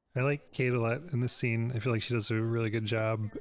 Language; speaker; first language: English; native; English